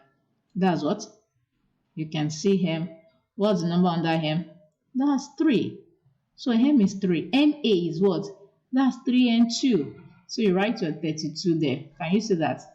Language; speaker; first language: English; non-native, local second language; Yoruba